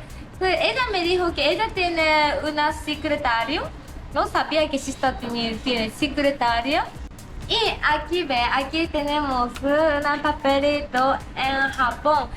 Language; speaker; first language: Spanish; non-native, learner; Japanese